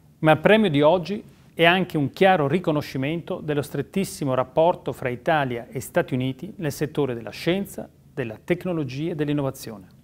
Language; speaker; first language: Italian; native; Italian